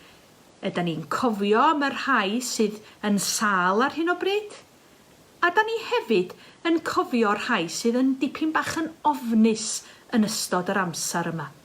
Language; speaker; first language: Welsh; native; Welsh